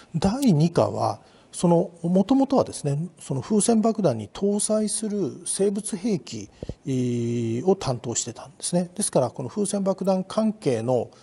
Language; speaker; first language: Japanese; native; Japanese